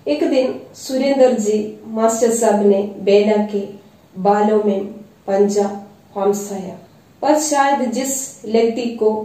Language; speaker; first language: Hindi; non-native, local second language; Malayalam